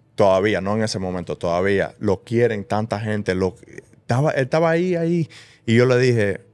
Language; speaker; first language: Spanish; early bilingual, heritage; Spanish